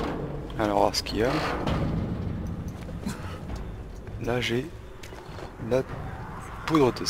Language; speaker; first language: French; native; French